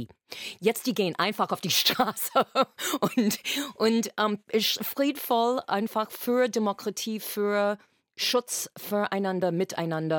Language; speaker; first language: German; non-native, fluent; English